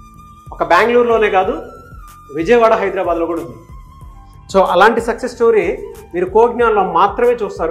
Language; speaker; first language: Telugu; native; Telugu